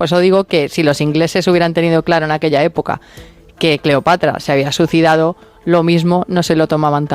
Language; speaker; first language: Spanish; native; Spanish